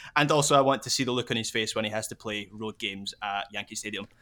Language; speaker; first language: English; native; English